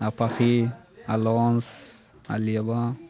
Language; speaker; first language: French; non-native, learner; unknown